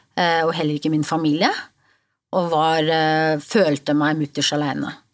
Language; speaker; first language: Norwegian; early bilingual, other home language; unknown